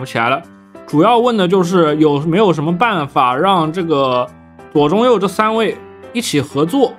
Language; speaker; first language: Chinese; native; Chinese